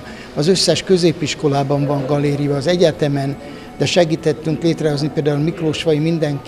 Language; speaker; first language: Hungarian; native; Hungarian